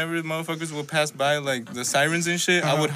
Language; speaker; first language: English; non-native, fluent; Spanish